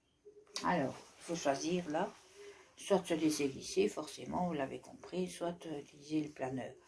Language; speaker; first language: French; native; French